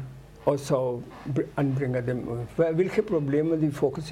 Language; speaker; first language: Danish; non-native, fluent; Urdu